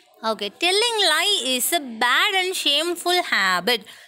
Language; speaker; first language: English; non-native, local second language; Tamil